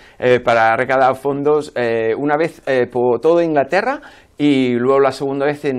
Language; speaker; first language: Spanish; non-native, fluent; English